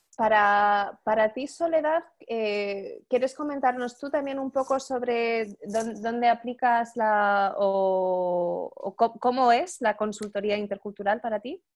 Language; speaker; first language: Spanish; native; Spanish